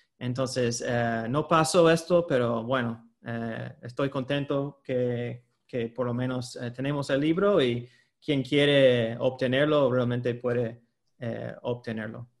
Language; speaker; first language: Spanish; non-native, fluent; English